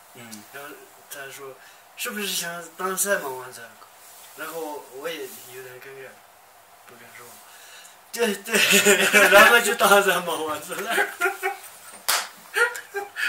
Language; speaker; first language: Chinese; non-native, local second language; Tibetan